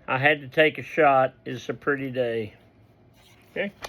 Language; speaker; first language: English; native; English